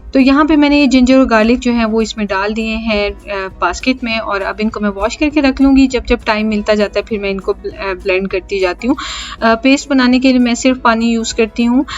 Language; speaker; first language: Urdu; native; Urdu